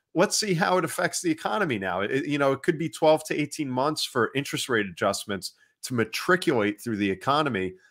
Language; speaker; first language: English; native; English